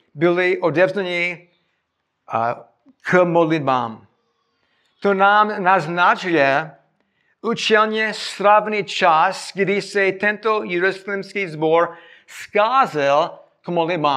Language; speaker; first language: Czech; non-native, fluent; English